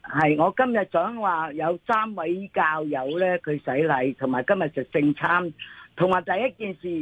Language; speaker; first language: Cantonese; native; Cantonese